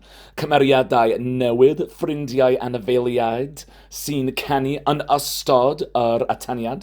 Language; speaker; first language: Welsh; non-native, fluent; English